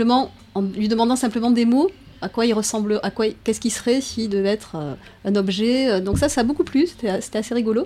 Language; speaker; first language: French; native; French